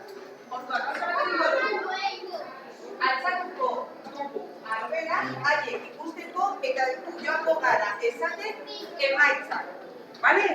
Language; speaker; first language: Basque; non-native, local second language; Spanish